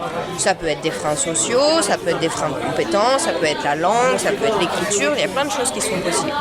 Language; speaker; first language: French; native; French